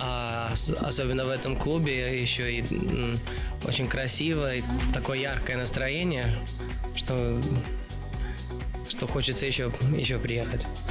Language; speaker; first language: Russian; early bilingual, other home language; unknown